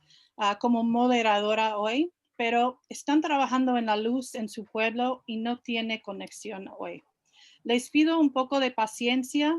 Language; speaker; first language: Spanish; non-native, fluent; English